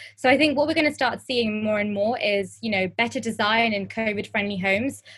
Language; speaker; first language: English; native; English